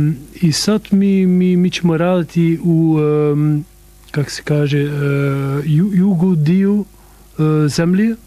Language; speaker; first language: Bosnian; non-native, learner; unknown